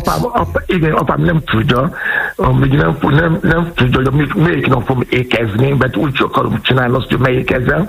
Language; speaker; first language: Hungarian; non-native, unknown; Yoruba